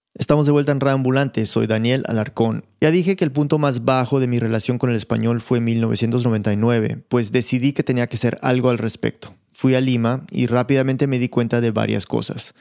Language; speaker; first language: Spanish; early bilingual, heritage; Spanish